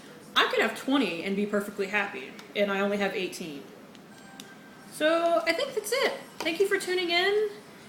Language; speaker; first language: English; native; English